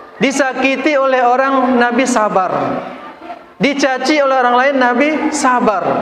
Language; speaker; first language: Malay; non-native, local second language; Minangkabau